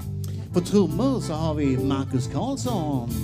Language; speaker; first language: Swedish; native; Swedish